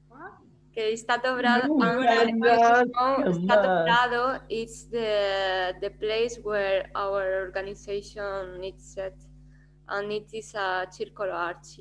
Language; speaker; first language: English; non-native, fluent; Spanish